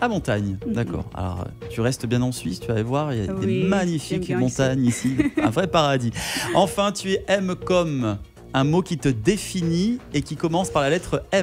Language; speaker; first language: French; native; French